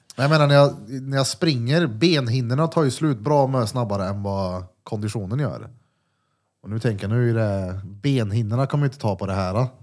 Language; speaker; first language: Swedish; native; Swedish